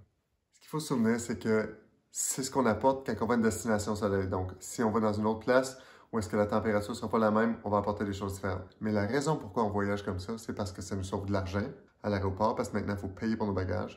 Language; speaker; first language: French; native; French